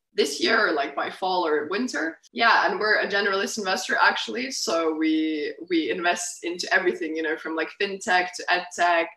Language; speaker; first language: English; non-native, fluent; Lithuanian